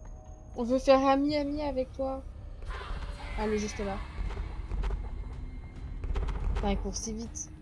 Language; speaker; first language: French; native; French